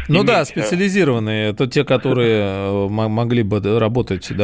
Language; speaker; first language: Russian; native; Russian